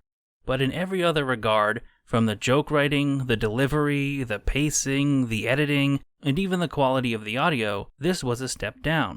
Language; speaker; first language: English; native; English